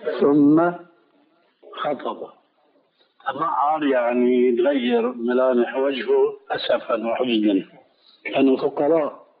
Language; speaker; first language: Arabic; early bilingual, other home language; Albanian